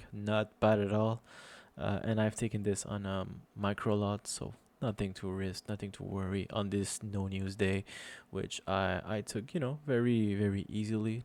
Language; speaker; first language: English; non-native, fluent; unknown